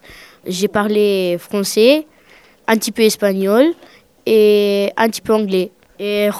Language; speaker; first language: French; non-native, learner; Romanian